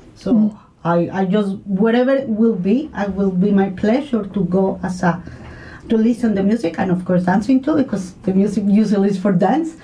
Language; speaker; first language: English; non-native, learner; Spanish